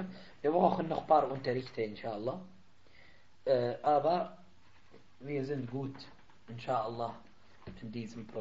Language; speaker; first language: German; non-native, fluent; Arabic